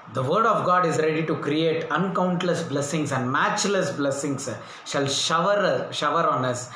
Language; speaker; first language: English; non-native, local second language; Telugu